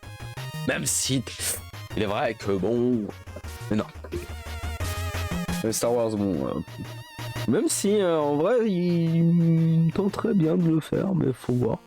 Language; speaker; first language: French; native; French